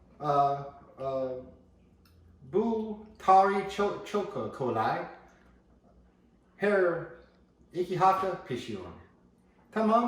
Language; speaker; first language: Turkish; non-native, learner; English